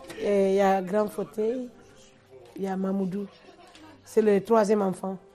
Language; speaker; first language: French; non-native, local second language; Fula